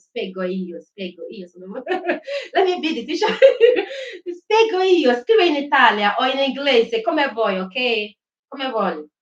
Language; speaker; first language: Italian; non-native, learner; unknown